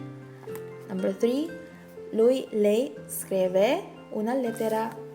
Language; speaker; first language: Italian; non-native, learner; Filipino